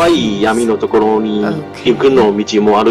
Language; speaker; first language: Japanese; non-native, learner; Chinese